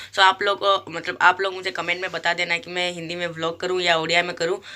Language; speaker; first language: Hindi; non-native, local second language; Odia